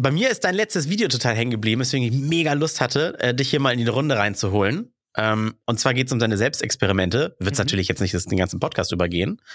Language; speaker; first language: German; native; German